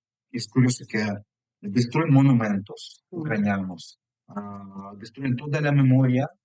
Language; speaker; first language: Spanish; non-native, fluent; Ukrainian